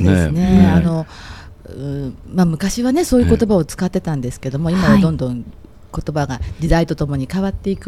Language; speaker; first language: Japanese; native; Japanese